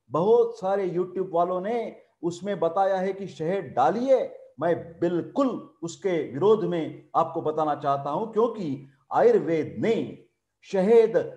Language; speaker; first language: Hindi; non-native, local second language; Marathi